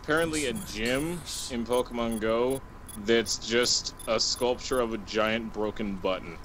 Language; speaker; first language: English; native; English